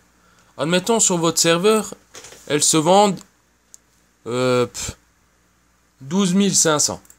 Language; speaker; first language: French; native; French